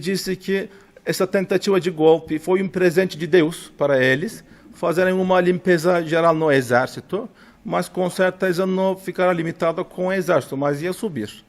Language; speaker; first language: Portuguese; non-native, fluent; Turkish